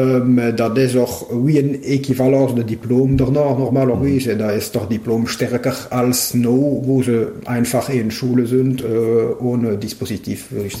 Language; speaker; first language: German; non-native, local second language; French